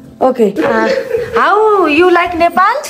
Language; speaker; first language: English; non-native, learner; Nepali